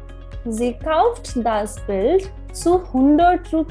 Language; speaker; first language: German; non-native, fluent; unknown